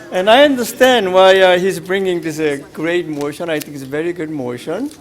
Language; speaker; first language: English; non-native, fluent; Korean